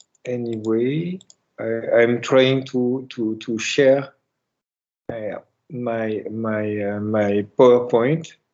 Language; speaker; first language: English; non-native, learner; French